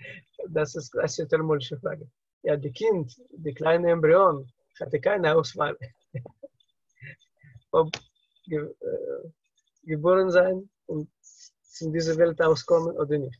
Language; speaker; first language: German; non-native, learner; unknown